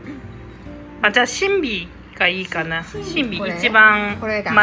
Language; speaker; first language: Japanese; non-native, fluent; Korean